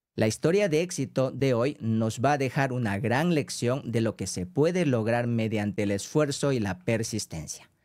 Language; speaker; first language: Spanish; non-native, fluent; Korean